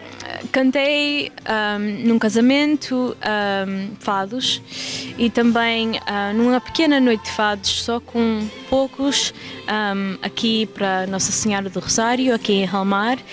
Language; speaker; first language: Portuguese; early bilingual, heritage; Portuguese